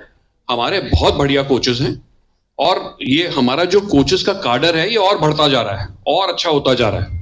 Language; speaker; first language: Hindi; native; Hindi